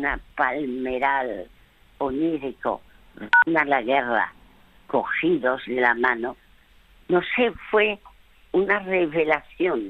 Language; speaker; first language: Spanish; early bilingual, other home language; French